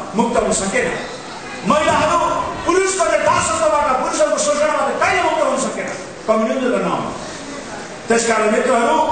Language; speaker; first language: Nepali; non-native, local second language; Sherpa